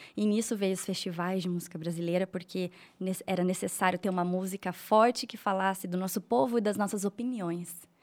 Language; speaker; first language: Portuguese; native; Portuguese